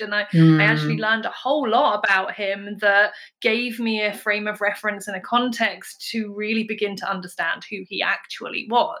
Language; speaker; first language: English; native; English